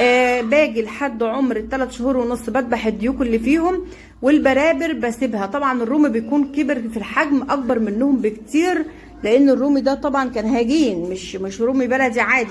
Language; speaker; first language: Arabic; native; Arabic